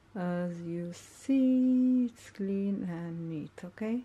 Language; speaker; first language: English; non-native, learner; Arabic